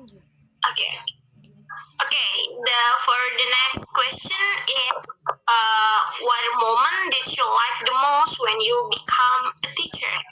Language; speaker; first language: English; non-native, learner; Indonesian